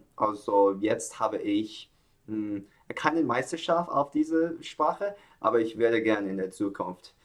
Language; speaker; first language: German; non-native, learner; Chinese